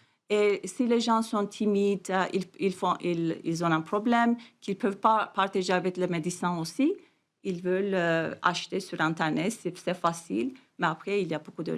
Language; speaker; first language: French; non-native, fluent; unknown